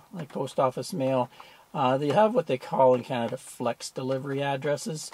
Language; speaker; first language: English; native; English